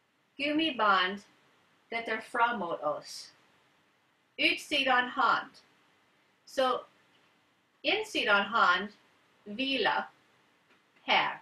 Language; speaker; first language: Swedish; non-native, learner; English